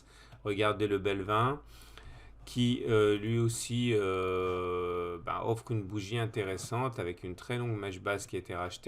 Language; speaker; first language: French; native; French